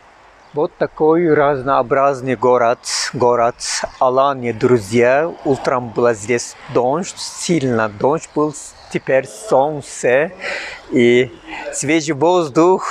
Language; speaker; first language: Russian; non-native, learner; Turkish